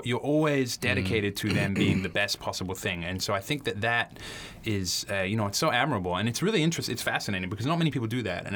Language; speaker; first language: English; native; English